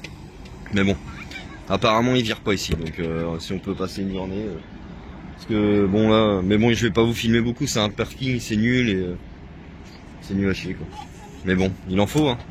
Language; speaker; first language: French; native; French